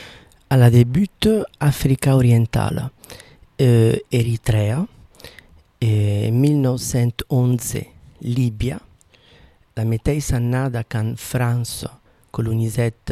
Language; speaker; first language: French; non-native, fluent; Italian